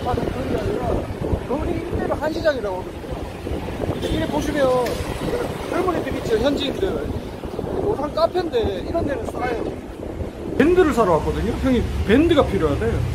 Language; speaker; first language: Korean; native; Korean